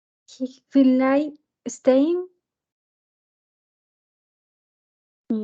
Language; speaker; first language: English; non-native, learner; Spanish